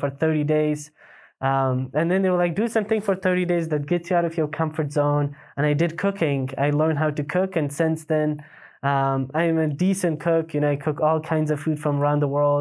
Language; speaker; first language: English; non-native, fluent; Pashto